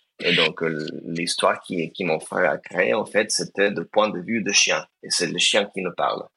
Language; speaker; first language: French; non-native, fluent; Spanish